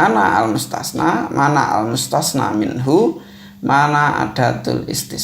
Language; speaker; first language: Arabic; non-native, fluent; Indonesian